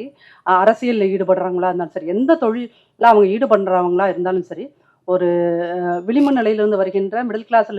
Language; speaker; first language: Tamil; native; Tamil